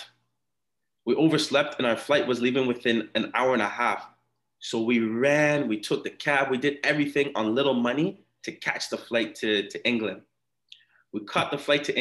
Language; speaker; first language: English; non-native, fluent; Akan